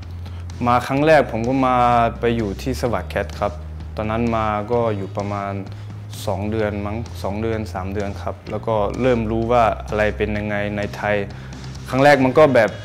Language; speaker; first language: Thai; early bilingual, heritage; Thai